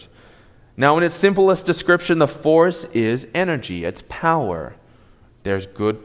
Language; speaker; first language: English; native; English